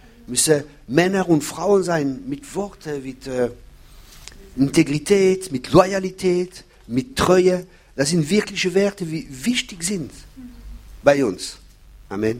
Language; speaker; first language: German; non-native, fluent; French